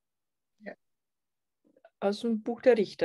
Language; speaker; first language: German; native; German